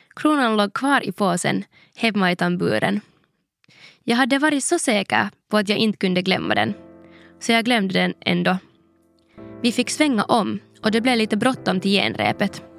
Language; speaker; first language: Swedish; native; Swedish